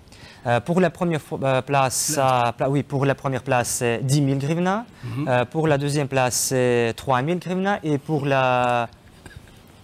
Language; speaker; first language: French; non-native, fluent; Ukrainian